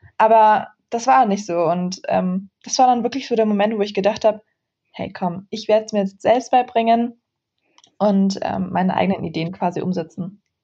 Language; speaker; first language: German; early bilingual, other home language; Central Kurdish